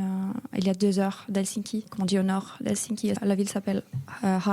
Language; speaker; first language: French; non-native, fluent; Finnish